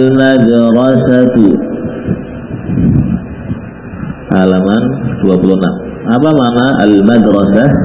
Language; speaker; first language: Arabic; non-native, fluent; Indonesian